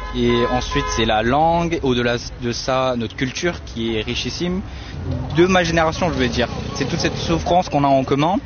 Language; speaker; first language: French; early bilingual, other home language; Tibetan